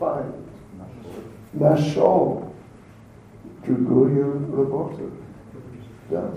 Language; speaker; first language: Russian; non-native, learner; English